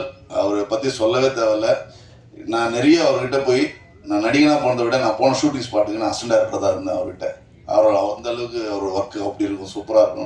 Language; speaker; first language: Tamil; native; Tamil